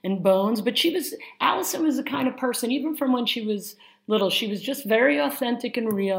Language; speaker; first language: English; native; English